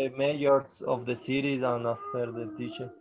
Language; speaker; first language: English; non-native, learner; Spanish